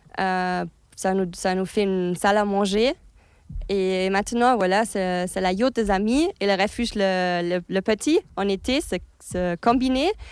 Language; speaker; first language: French; non-native, fluent; German